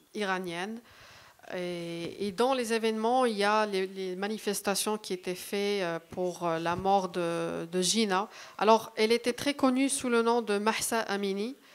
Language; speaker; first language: French; non-native, local second language; Arabic